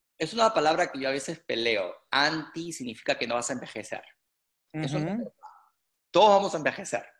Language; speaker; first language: Spanish; native; Spanish